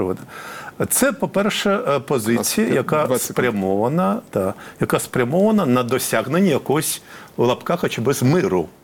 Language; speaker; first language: Ukrainian; native; Ukrainian